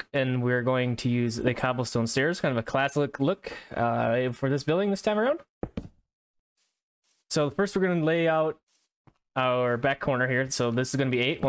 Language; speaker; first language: English; native; English